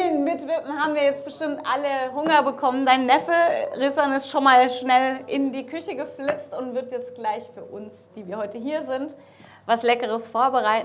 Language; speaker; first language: German; native; German